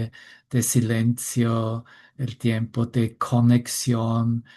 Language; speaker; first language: Spanish; non-native, fluent; German